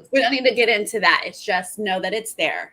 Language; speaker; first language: English; native; English